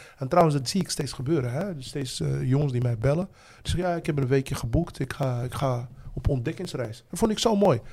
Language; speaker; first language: Dutch; non-native, fluent; Arabic